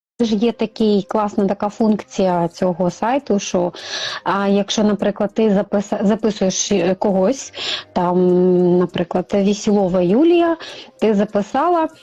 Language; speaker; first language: Ukrainian; native; Ukrainian